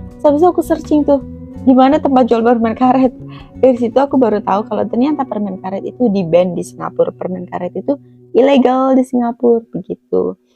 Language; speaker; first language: Indonesian; native; Indonesian